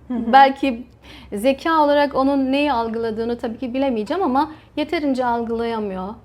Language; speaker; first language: Turkish; early bilingual, heritage; Turkish